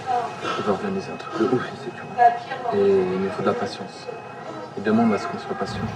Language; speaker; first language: French; native; French